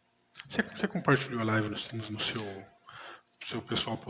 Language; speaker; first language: Portuguese; native; Portuguese